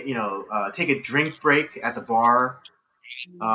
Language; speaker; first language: English; native; English